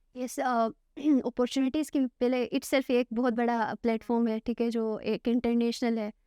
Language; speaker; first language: Urdu; non-native, local second language; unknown